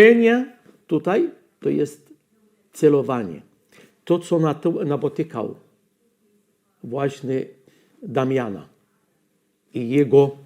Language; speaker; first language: Polish; non-native, learner; Arabic